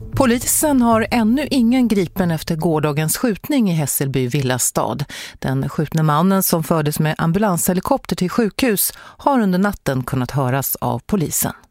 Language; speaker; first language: Swedish; native; Swedish